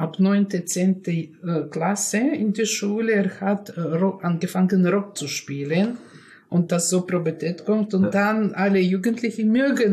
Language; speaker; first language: German; non-native, learner; Russian